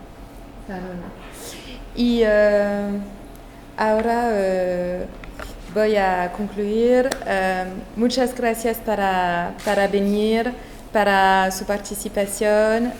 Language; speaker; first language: Spanish; non-native, fluent; French